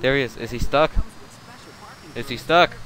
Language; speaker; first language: English; native; English